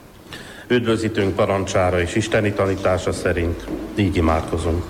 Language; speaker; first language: Hungarian; native; Hungarian